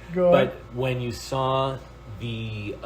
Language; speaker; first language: English; native; English